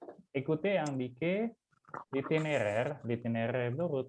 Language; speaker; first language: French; non-native, fluent; Indonesian